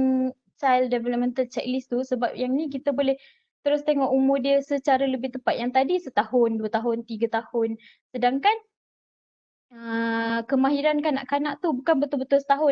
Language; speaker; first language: Malay; native; Malay